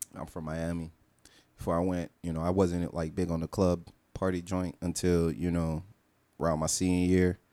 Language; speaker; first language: English; early bilingual, other home language; Haitian Creole